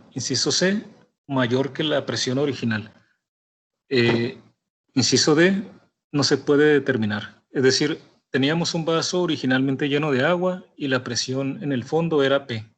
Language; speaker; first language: Spanish; native; Spanish